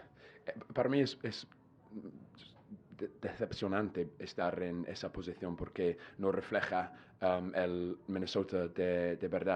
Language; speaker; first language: Spanish; non-native, fluent; English